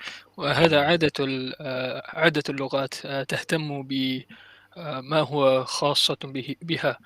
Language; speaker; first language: Arabic; non-native, learner; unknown